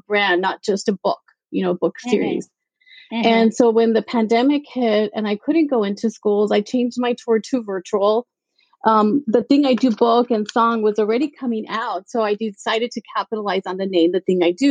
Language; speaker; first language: English; native; English